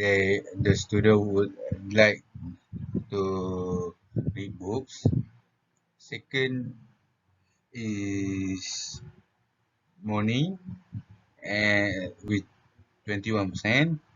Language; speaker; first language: English; non-native, local second language; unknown